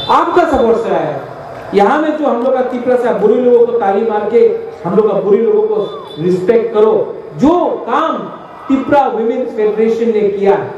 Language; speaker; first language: Hindi; non-native, local second language; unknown